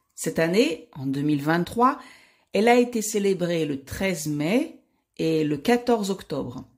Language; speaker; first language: French; native; French